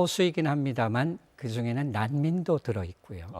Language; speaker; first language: Korean; native; Korean